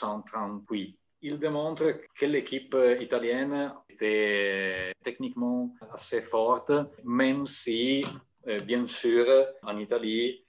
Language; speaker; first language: French; non-native, fluent; Italian